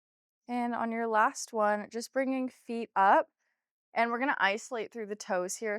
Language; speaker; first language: English; native; English